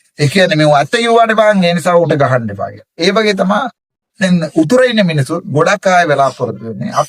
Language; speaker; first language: Sinhala; non-native, local second language; Tamil